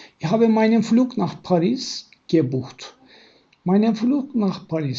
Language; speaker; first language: German; non-native, fluent; Turkish